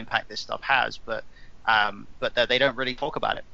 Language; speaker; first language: English; native; English